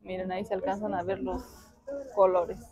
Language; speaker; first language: Spanish; native; Spanish